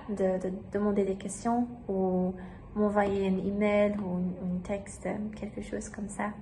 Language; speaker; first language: French; non-native, learner; German